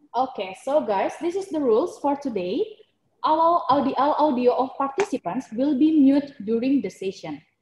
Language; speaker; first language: English; non-native, fluent; Indonesian